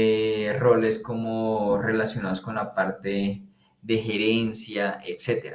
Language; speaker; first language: Spanish; native; Spanish